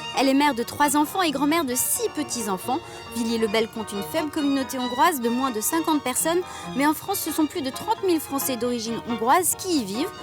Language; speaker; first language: French; native; French